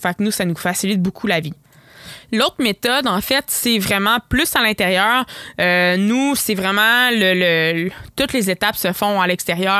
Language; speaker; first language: French; native; French